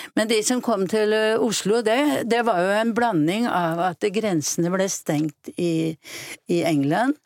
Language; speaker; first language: Norwegian; native; Norwegian